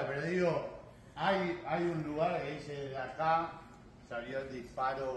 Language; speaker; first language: Spanish; native; Spanish